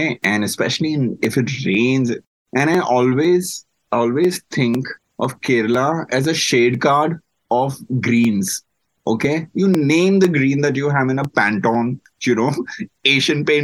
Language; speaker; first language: English; non-native, local second language; Malayalam